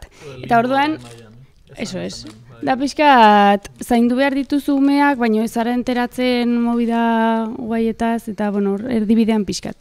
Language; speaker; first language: Basque; native; Basque